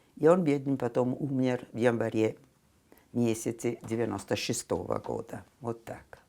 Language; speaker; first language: Russian; non-native, fluent; Italian